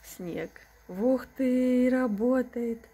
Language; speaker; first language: Russian; native; Russian